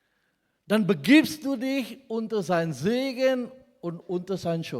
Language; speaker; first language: German; non-native, fluent; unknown